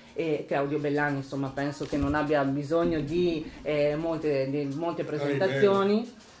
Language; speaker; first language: Italian; native; Italian